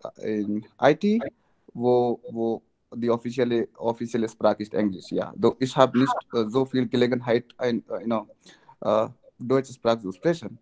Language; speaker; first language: German; non-native, learner; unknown